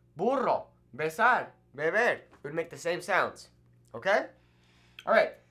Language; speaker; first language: English; native; English